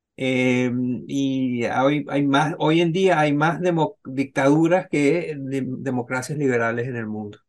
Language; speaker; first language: Spanish; native; Spanish